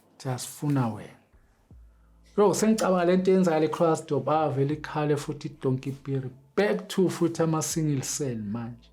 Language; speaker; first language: Zulu; native; Zulu